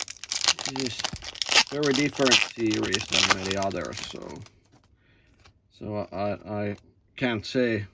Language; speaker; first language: English; non-native, learner; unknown